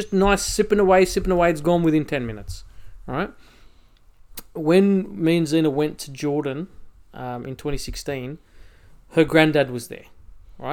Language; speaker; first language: English; native; English